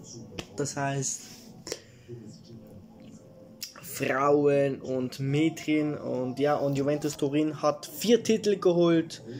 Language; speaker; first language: German; early bilingual, other home language; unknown